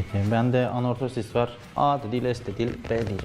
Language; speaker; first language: Turkish; native; Turkish